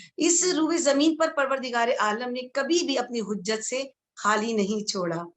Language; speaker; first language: Urdu; native; Urdu